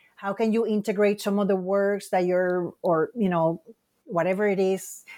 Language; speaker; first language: English; non-native, fluent; Spanish